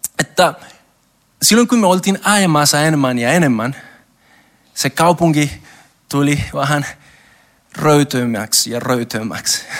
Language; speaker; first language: Finnish; non-native, learner; Spanish